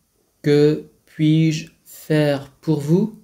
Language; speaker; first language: French; non-native, fluent; Vietnamese